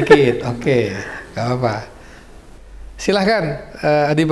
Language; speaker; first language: Indonesian; native; Indonesian